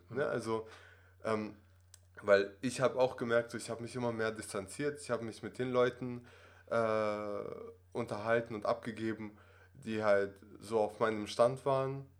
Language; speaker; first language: German; early bilingual, other home language; Russian